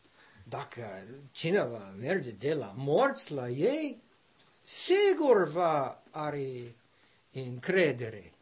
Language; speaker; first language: Romanian; non-native, learner; English